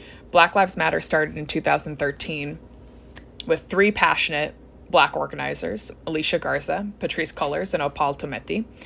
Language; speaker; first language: English; native; English